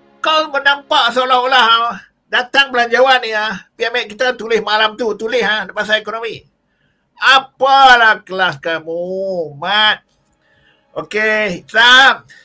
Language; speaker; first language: Malay; native; Malay